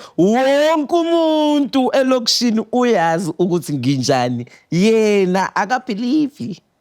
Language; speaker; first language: Zulu; native; Zulu